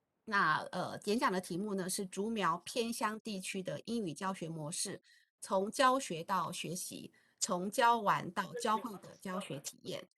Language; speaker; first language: Chinese; native; Chinese